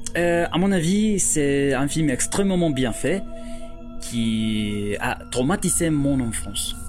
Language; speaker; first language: French; non-native, fluent; Spanish